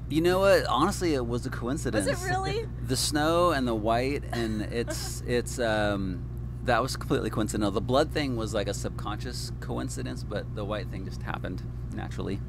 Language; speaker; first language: English; native; English